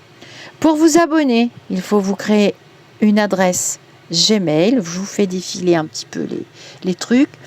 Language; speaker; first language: French; native; French